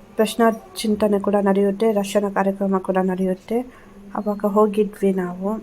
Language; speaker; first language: Kannada; native; Kannada